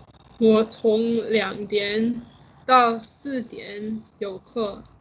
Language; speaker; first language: Chinese; non-native, learner; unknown